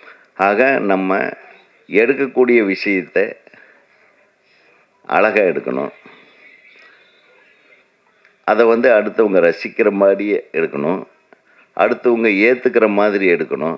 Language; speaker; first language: Tamil; native; Tamil